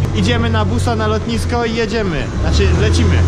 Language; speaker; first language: Polish; native; Polish